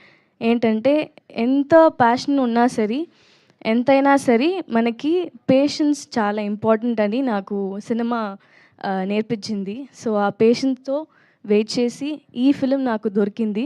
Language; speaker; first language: Telugu; non-native, learner; Tamil